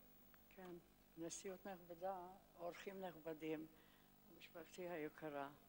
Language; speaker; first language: Hebrew; non-native, fluent; Hungarian